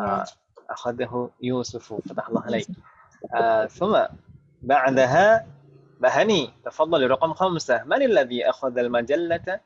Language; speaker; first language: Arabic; non-native, fluent; Indonesian